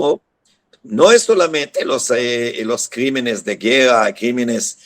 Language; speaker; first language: Spanish; non-native, fluent; Hebrew